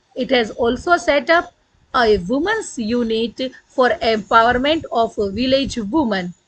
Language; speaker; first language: English; non-native, local second language; Gujarati